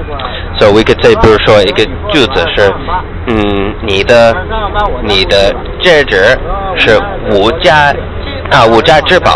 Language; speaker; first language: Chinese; non-native, learner; English